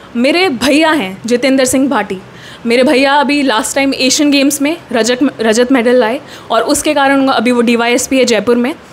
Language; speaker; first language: Hindi; native; Hindi